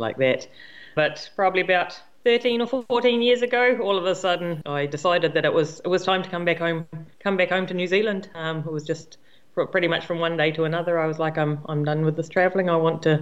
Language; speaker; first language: English; native; English